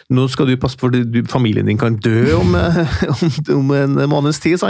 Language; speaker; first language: Norwegian; native; Norwegian